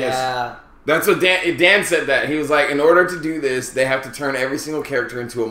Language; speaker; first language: English; native; English